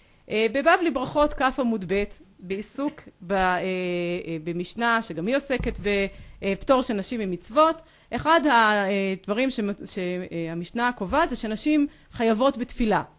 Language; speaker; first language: Hebrew; native; Hebrew